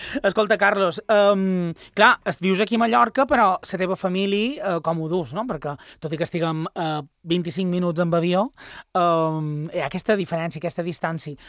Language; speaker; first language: Catalan; native; Catalan